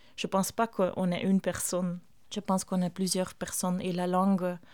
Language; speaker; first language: French; non-native, fluent; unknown